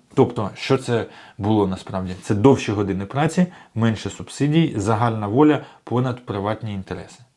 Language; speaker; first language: Ukrainian; native; Ukrainian